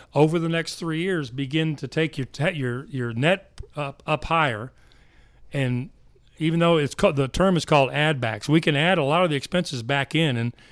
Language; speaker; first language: English; native; English